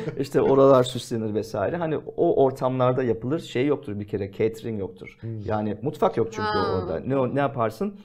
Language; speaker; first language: Turkish; early bilingual, heritage; Turkish